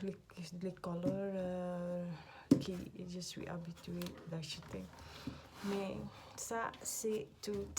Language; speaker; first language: French; non-native, learner; Dutch